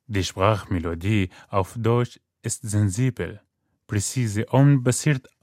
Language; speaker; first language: German; non-native, fluent; Arabic